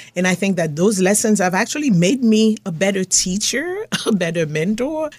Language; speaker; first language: English; non-native, fluent; Haitian Creole